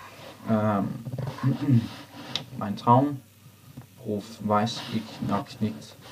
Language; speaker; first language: German; non-native, learner; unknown